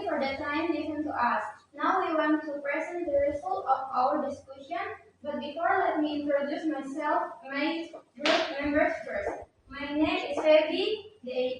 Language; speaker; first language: English; non-native, learner; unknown